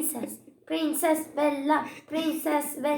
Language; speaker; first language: English; non-native, learner; Turkish